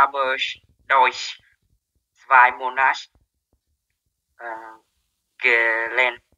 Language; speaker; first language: German; non-native, learner; Vietnamese